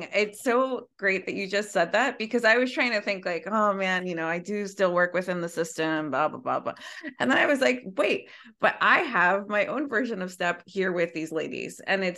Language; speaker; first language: English; early bilingual, other home language; Spanish